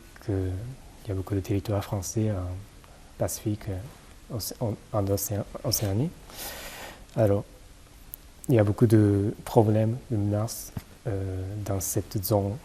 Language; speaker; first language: French; non-native, fluent; Japanese